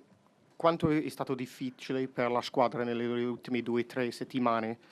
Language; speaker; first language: Italian; non-native, fluent; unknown